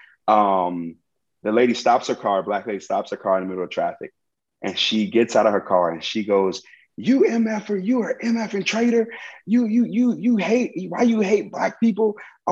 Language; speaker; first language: English; native; English